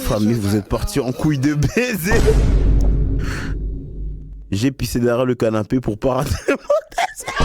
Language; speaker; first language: French; native; French